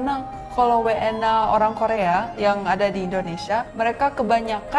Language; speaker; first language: Indonesian; early bilingual, other home language; Korean